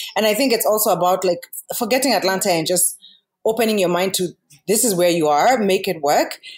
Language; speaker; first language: English; non-native, local second language; Kikuyu